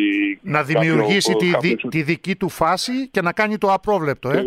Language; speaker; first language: Greek; native; Greek